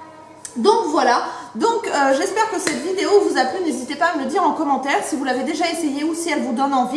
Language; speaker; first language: French; native; French